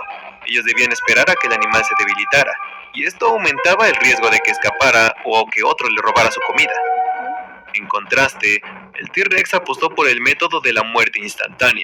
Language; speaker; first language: Spanish; native; Spanish